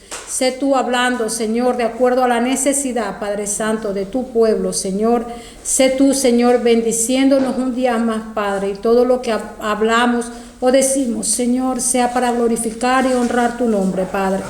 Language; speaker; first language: Spanish; native; Spanish